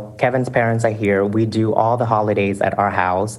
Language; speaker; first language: English; non-native, fluent; Vietnamese